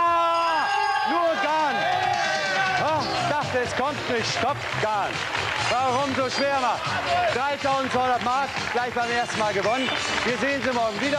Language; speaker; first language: German; native; German